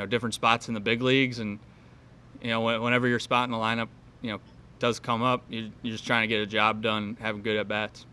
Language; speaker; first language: English; native; English